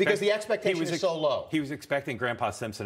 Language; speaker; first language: English; native; English